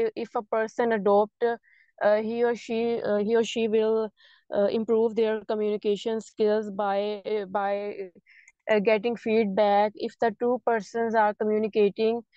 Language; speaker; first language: English; non-native, local second language; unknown